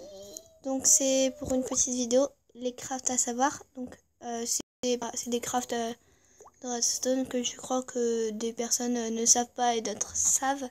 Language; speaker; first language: French; native; French